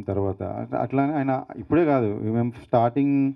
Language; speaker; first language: Telugu; native; Telugu